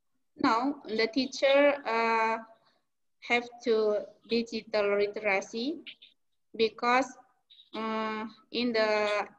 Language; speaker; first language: English; non-native, learner; Indonesian